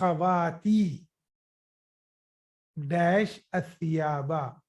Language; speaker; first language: Arabic; non-native, fluent; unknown